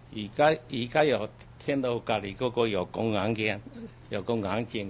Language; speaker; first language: Cantonese; early bilingual, heritage; Cantonese